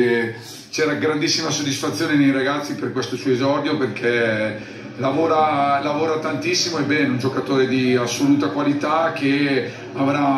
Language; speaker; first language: Italian; native; Italian